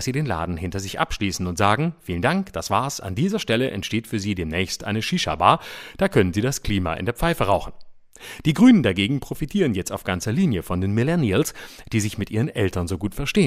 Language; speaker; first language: German; native; German